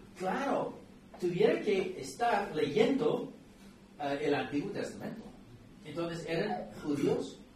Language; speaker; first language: Spanish; non-native, fluent; English